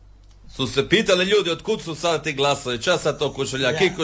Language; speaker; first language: Serbian; native; Serbian